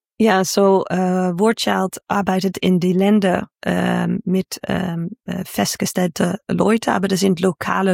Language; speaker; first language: German; non-native, learner; Dutch